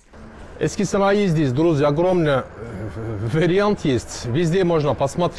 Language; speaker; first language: Russian; non-native, learner; Turkish